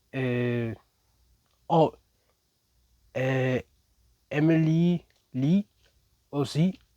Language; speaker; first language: French; non-native, learner; English